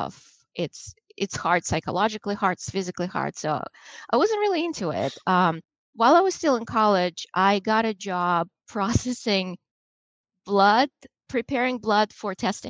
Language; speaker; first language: English; non-native, fluent; Russian